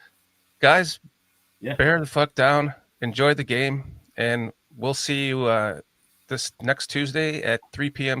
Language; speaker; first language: English; native; English